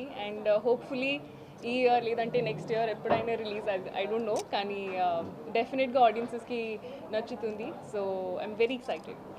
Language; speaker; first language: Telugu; non-native, local second language; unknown